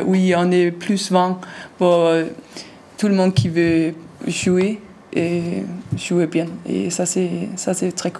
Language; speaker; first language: French; non-native, learner; Danish